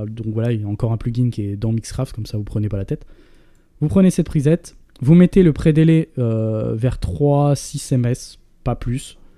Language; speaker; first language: French; native; French